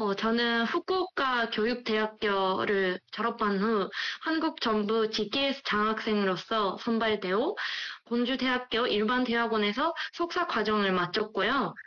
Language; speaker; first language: Korean; non-native, fluent; Japanese